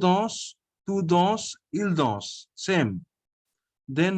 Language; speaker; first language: French; non-native, fluent; Bangla